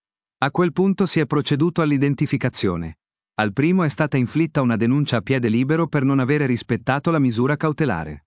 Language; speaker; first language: Italian; native; Italian